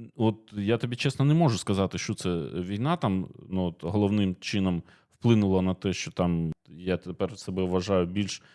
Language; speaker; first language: Ukrainian; native; Ukrainian